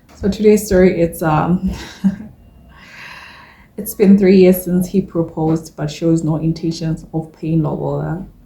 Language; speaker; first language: English; non-native, local second language; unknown